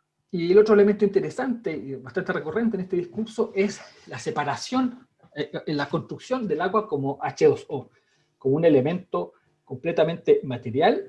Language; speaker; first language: Spanish; native; Spanish